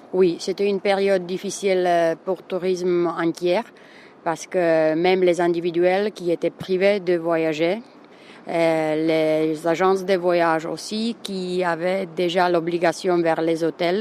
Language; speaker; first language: French; non-native, fluent; Czech